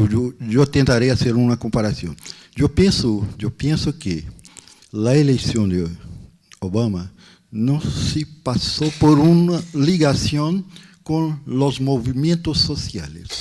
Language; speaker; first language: Spanish; non-native, learner; Portuguese